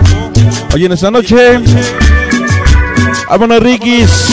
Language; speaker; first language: Spanish; native; Spanish